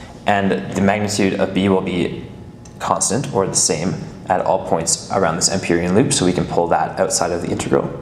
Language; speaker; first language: English; native; English